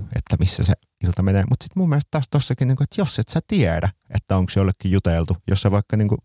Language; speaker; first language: Finnish; native; Finnish